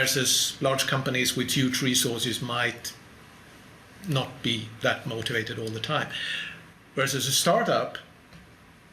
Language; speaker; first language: English; non-native, fluent; Swedish